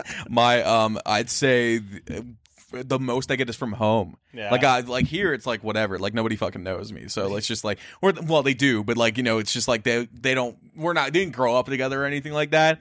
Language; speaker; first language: English; native; English